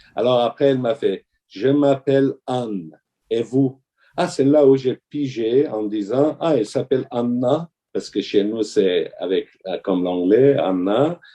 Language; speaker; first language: French; non-native, fluent; Armenian